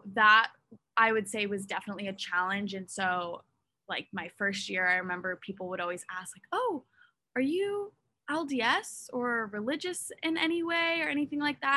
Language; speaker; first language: English; native; English